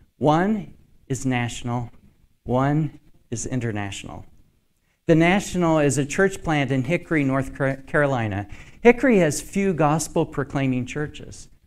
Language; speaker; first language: English; native; English